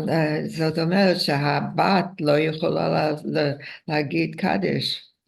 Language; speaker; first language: Hebrew; non-native, fluent; Yiddish